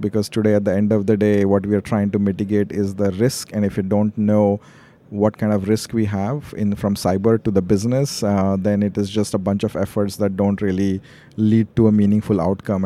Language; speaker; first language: English; non-native, local second language; Marathi